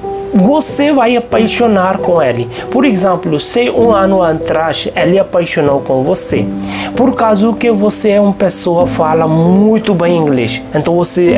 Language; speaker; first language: Portuguese; non-native, local second language; Hindi